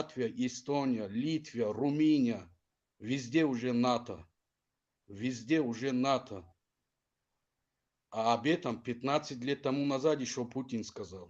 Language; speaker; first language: Russian; non-native, fluent; Tajik